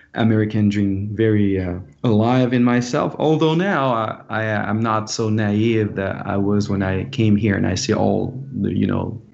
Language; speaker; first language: English; non-native, fluent; French